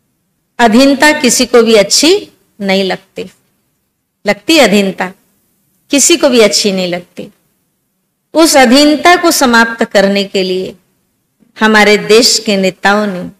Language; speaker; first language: Hindi; native; Hindi